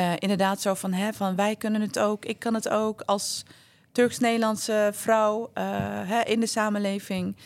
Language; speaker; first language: Dutch; early bilingual, other home language; Turkish